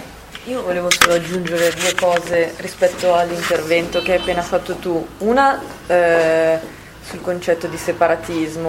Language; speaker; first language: Italian; native; Italian